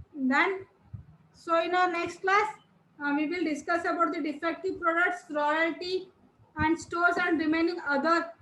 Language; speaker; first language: English; non-native, local second language; Kannada